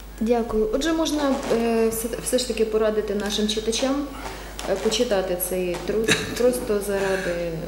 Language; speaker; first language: Ukrainian; native; Ukrainian